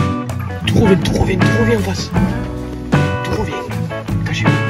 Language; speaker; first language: French; native; French